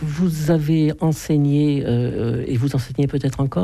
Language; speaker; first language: French; native; French